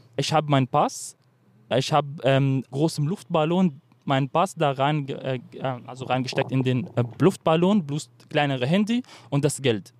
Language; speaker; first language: German; non-native, fluent; Arabic